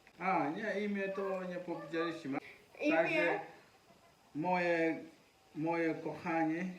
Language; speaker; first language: Polish; non-native, learner; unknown